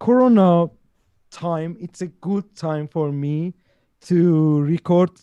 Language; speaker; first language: English; non-native, learner; Persian